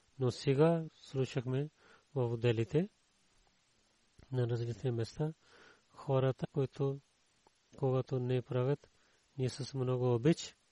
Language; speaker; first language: Bulgarian; non-native, learner; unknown